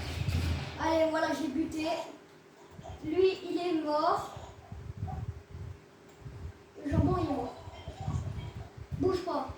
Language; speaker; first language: French; native; French